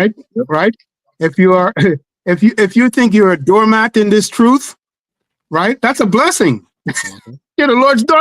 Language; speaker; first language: English; native; English